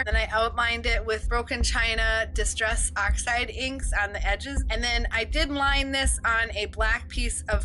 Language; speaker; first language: English; native; English